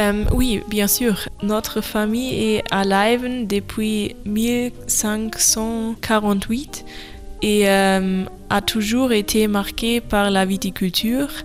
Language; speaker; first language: French; non-native, learner; German